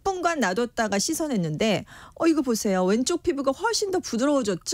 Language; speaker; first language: Korean; native; Korean